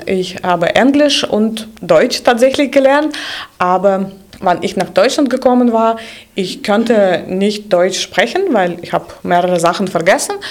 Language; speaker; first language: German; non-native, fluent; Russian